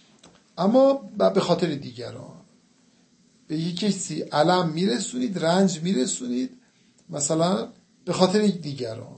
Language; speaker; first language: Persian; native; Persian